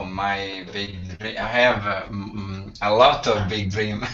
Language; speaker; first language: English; non-native, learner; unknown